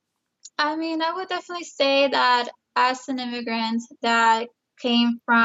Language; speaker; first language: English; early bilingual, other home language; Spanish